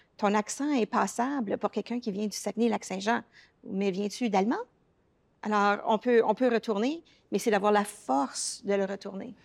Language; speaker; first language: French; native; French